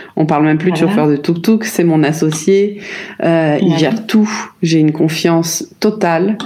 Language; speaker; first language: French; native; French